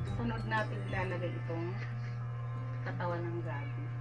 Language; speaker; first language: Filipino; non-native, local second language; Waray